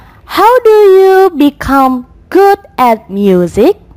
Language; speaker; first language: English; non-native, fluent; Indonesian